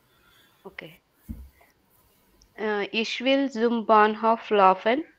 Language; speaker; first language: German; non-native, learner; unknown